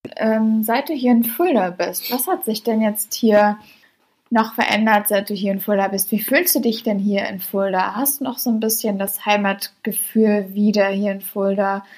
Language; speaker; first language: German; native; German